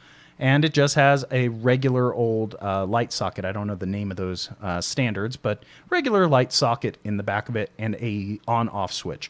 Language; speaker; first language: English; native; English